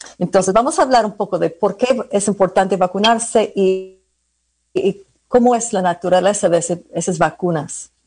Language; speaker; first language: Spanish; early bilingual, heritage; Spanish